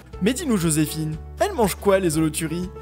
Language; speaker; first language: French; native; French